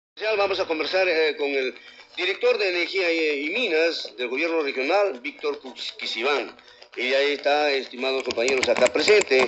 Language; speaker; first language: Spanish; native; Spanish